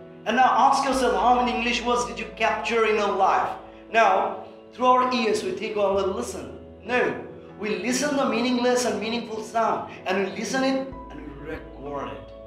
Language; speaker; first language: English; non-native, local second language; Bangla